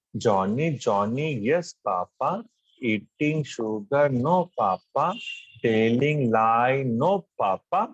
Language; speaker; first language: Hindi; non-native, local second language; Marathi